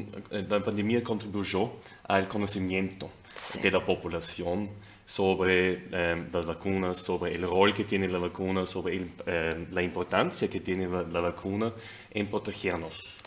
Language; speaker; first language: Spanish; non-native, fluent; German